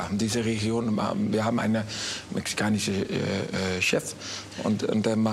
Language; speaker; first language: German; non-native, learner; Dutch